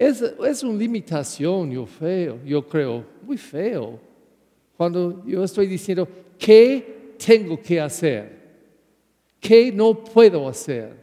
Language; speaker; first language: Spanish; non-native, learner; English